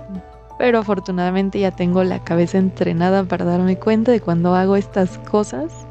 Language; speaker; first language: Spanish; native; Spanish